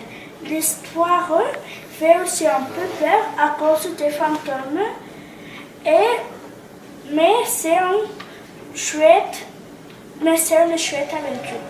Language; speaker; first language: French; non-native, learner; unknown